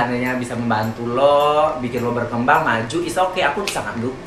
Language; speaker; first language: Indonesian; native; Indonesian